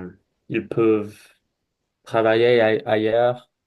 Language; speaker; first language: French; non-native, learner; English